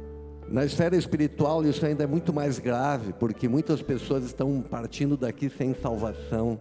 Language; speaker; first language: Portuguese; native; Portuguese